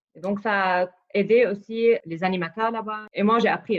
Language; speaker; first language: French; non-native, fluent; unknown